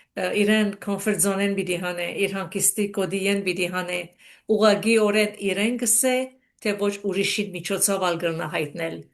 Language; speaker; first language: Armenian; early bilingual, heritage; Armenian